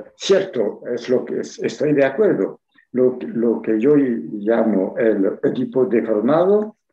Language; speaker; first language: Spanish; non-native, fluent; French